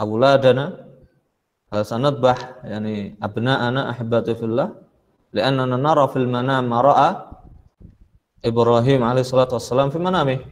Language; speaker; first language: Arabic; non-native, fluent; Indonesian